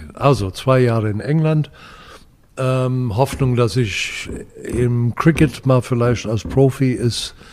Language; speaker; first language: German; non-native, fluent; English